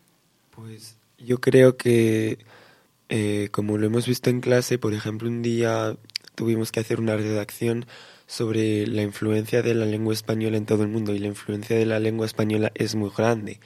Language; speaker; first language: Spanish; early bilingual, heritage; Spanish